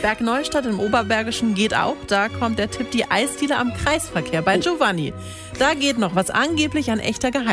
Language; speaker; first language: German; native; German